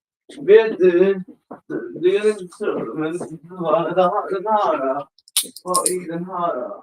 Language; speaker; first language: Swedish; early bilingual, other home language; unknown